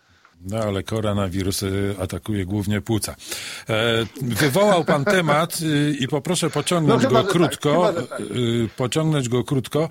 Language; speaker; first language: Polish; native; Polish